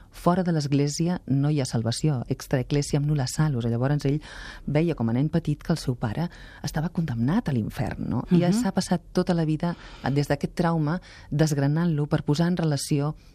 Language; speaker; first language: Catalan; non-native, local second language; Spanish